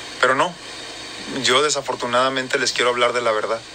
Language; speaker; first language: Spanish; native; Spanish